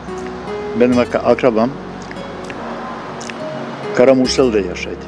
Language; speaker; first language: Turkish; non-native, local second language; Bosnian